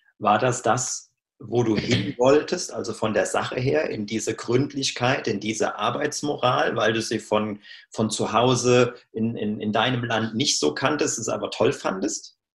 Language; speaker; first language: German; native; German